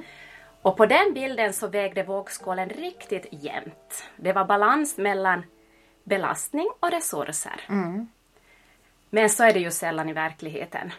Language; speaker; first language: Swedish; native; Swedish